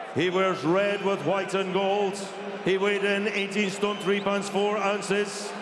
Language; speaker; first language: English; native; English